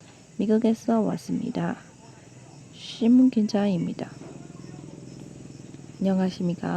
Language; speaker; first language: Korean; non-native, fluent; Burmese